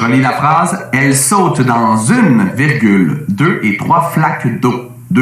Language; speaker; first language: French; native; French